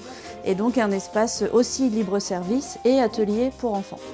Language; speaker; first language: French; native; French